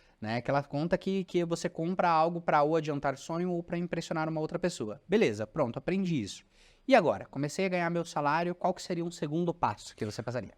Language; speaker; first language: Portuguese; native; Portuguese